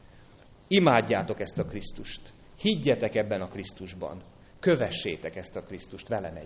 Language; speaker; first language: Hungarian; native; Hungarian